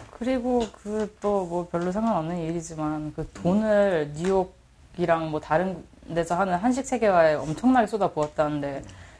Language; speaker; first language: Korean; early bilingual, heritage; Korean